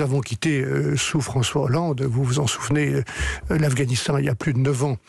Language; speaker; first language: French; native; French